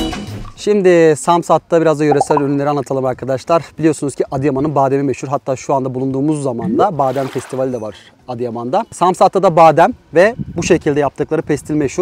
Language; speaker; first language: Turkish; native; Turkish